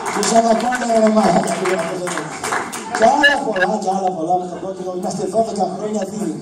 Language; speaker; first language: Greek; native; Greek